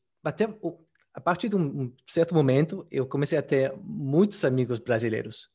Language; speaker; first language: Portuguese; non-native, fluent; English